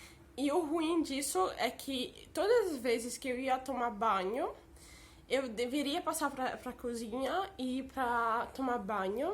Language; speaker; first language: Portuguese; early bilingual, heritage; Portuguese